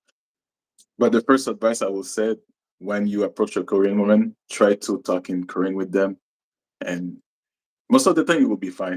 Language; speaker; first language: English; non-native, local second language; French